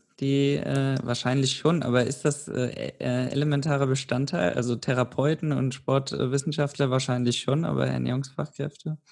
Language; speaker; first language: German; native; German